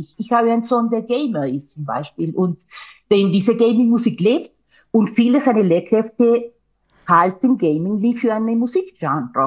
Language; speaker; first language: German; non-native, fluent; Spanish